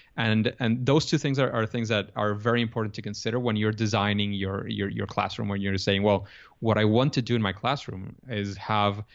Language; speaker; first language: English; non-native, fluent; Spanish